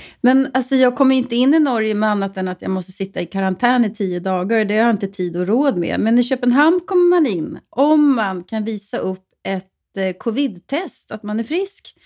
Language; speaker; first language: Swedish; native; Swedish